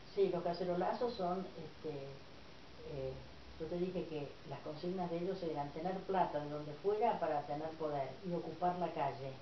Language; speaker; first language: Spanish; native; Spanish